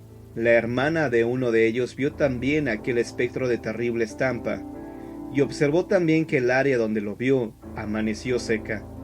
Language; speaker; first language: Spanish; native; Spanish